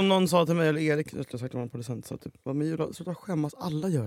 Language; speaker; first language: Swedish; native; Swedish